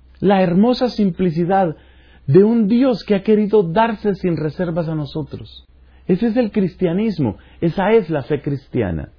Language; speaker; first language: Spanish; native; Spanish